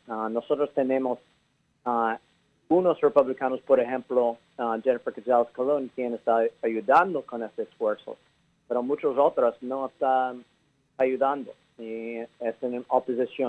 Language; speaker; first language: Spanish; early bilingual, heritage; English